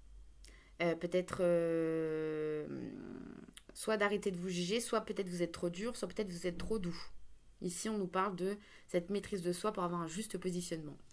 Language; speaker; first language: French; native; French